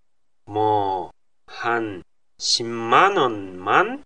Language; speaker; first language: Korean; non-native, fluent; Japanese